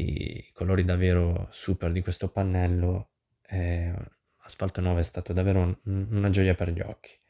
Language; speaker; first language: Italian; native; Italian